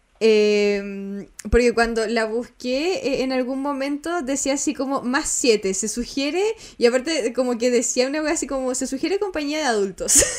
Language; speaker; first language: Spanish; native; Spanish